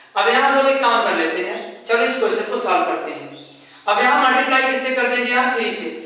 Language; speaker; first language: Hindi; native; Hindi